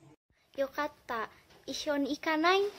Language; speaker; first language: Japanese; non-native, learner; Indonesian